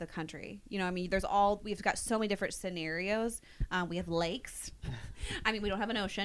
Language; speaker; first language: English; native; English